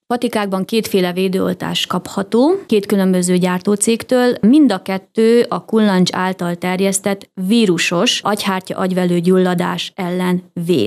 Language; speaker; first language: Hungarian; native; Hungarian